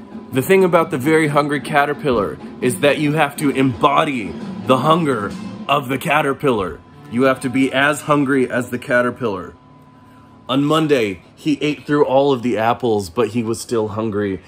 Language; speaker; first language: English; native; English